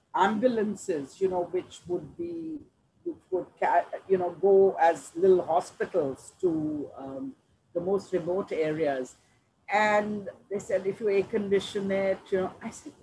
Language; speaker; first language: English; non-native, local second language; Punjabi